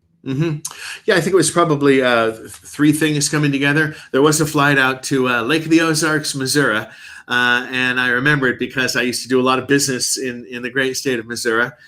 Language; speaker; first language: English; native; English